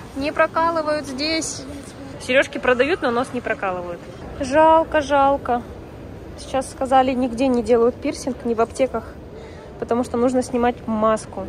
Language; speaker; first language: Russian; native; Russian